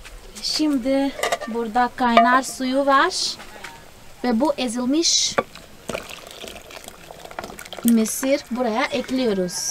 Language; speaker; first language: Turkish; non-native, fluent; Portuguese